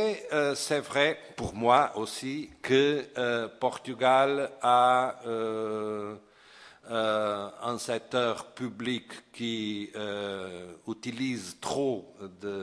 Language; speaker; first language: French; non-native, fluent; Portuguese